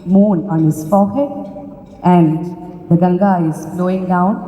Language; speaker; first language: English; non-native, local second language; Malayalam